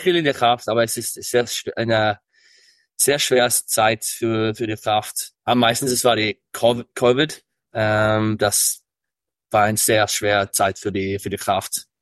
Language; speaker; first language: German; early bilingual, heritage; English